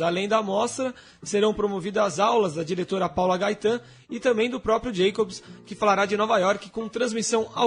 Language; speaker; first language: Portuguese; native; Portuguese